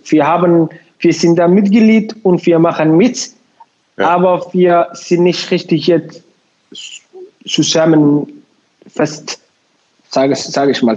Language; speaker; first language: German; non-native, learner; Somali